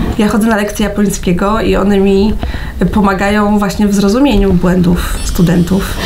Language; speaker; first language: Polish; native; Polish